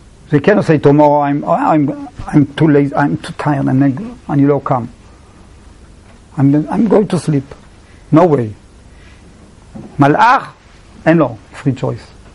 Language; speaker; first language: English; non-native, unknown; Hebrew